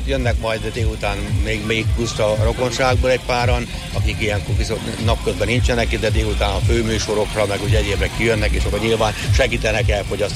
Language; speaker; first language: Hungarian; native; Hungarian